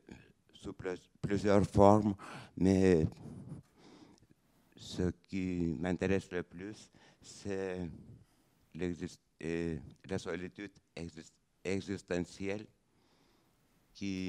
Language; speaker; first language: French; non-native, fluent; Lithuanian